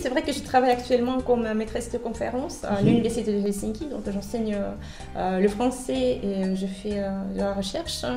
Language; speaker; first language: French; non-native, fluent; Finnish